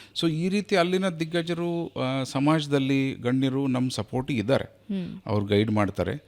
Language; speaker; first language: Kannada; native; Kannada